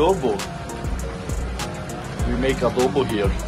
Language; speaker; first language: English; non-native, learner; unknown